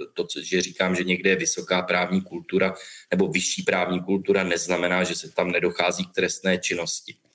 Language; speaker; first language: Czech; native; Czech